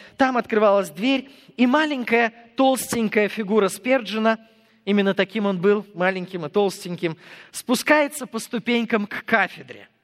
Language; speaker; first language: Russian; non-native, fluent; English